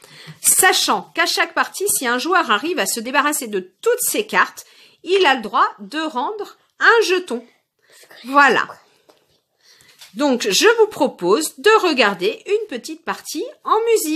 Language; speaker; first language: French; native; French